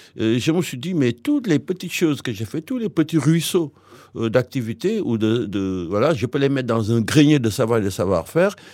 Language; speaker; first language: French; non-native, local second language; Wolof